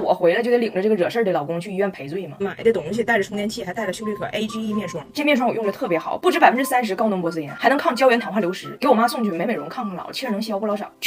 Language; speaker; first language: Chinese; native; Chinese